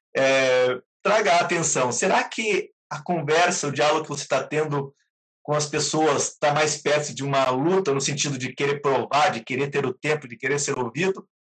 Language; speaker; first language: Portuguese; native; Portuguese